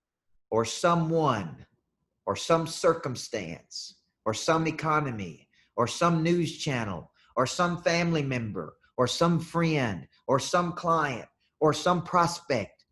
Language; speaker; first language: English; native; English